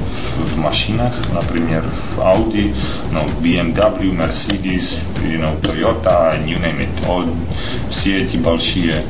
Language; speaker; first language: Russian; non-native, fluent; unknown